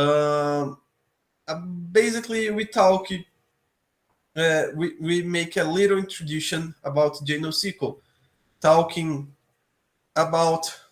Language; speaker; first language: English; non-native, learner; Portuguese